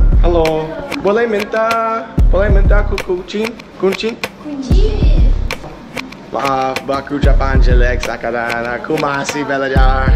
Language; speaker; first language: Indonesian; non-native, learner; English